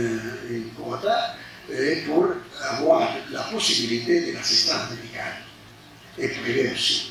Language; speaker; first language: French; non-native, fluent; Spanish